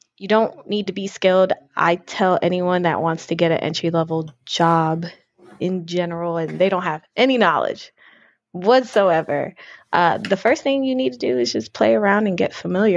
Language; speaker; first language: English; native; English